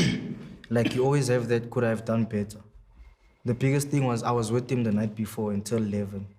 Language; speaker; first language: English; non-native, local second language; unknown